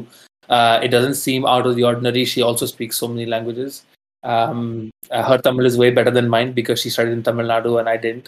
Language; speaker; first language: English; non-native, local second language; Tamil